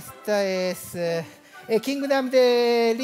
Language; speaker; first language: Spanish; non-native, learner; Japanese